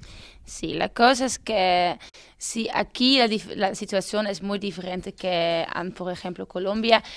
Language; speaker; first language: Spanish; non-native, fluent; Dutch